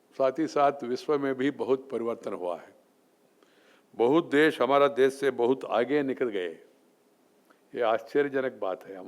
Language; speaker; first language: Hindi; non-native, local second language; Telugu